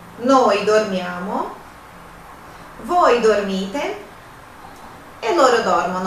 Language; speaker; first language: Italian; non-native, fluent; Portuguese